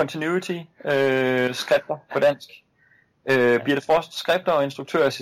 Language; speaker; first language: Danish; native; Danish